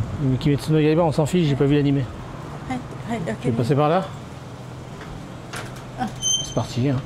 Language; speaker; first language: French; native; French